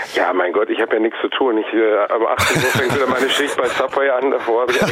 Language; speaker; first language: German; native; German